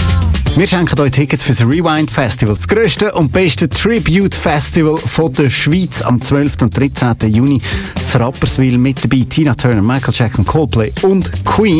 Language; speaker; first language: German; native; German